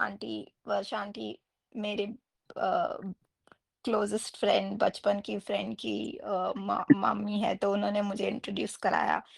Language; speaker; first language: Hindi; non-native, local second language; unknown